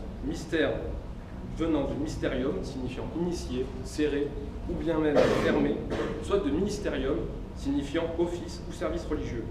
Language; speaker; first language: French; native; French